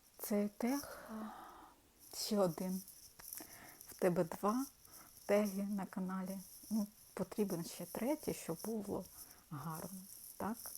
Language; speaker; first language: Ukrainian; non-native, local second language; Russian